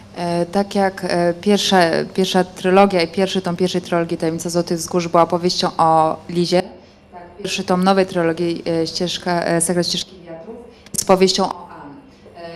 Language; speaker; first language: Polish; native; Polish